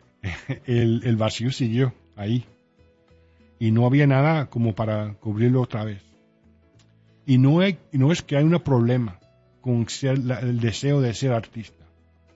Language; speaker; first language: Spanish; early bilingual, heritage; Spanish